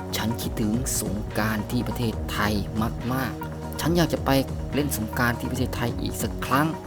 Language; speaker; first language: Thai; native; Thai